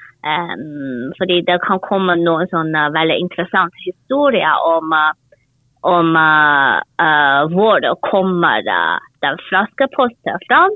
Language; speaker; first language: Norwegian; non-native, learner; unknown